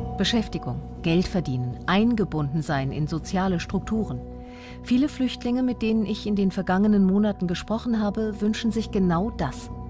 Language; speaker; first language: German; native; German